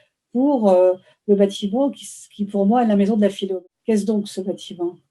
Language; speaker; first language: French; native; French